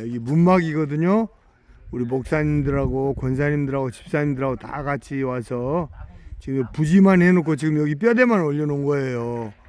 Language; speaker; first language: Korean; native; Korean